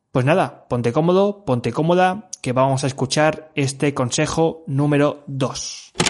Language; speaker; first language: Spanish; native; Spanish